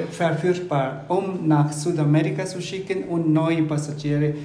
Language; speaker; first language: German; non-native, fluent; Spanish